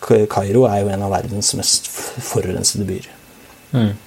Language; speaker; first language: Norwegian; native; Norwegian